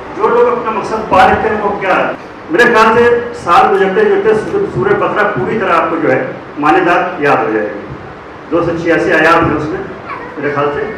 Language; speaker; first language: Hindi; native; Hindi